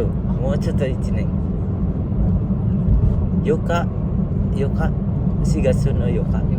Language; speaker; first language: Japanese; non-native, learner; Indonesian